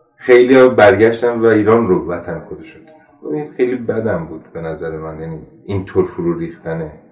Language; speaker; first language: Persian; non-native, local second language; Armenian